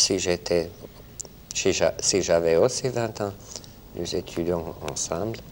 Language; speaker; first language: French; non-native, fluent; English